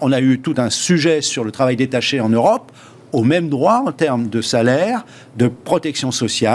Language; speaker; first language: French; native; French